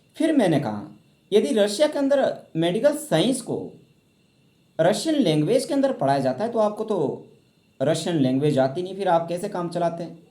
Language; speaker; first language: Hindi; native; Hindi